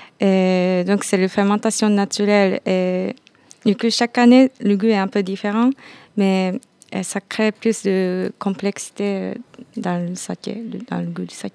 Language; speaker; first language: French; non-native, fluent; Japanese